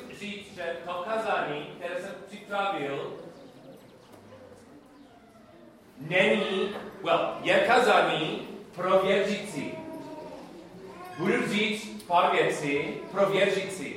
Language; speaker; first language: Czech; non-native, learner; English